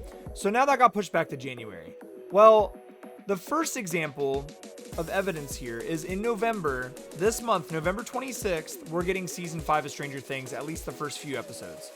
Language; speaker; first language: English; native; English